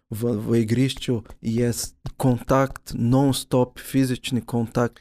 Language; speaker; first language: Slovenian; early bilingual, other home language; Portuguese